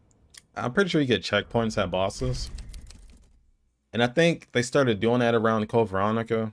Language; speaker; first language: English; native; English